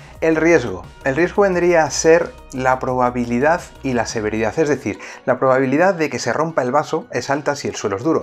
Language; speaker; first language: Spanish; native; Spanish